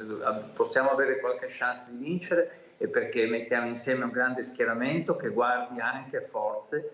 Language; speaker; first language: Italian; native; Italian